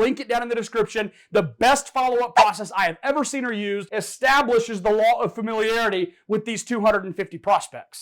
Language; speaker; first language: English; native; English